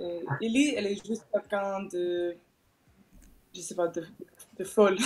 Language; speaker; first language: French; non-native, fluent; English